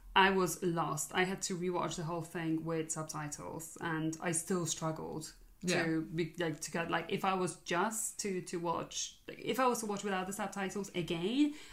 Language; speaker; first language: English; non-native, fluent; Polish